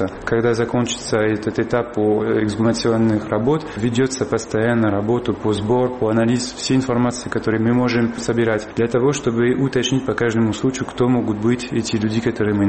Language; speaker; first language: Russian; non-native, fluent; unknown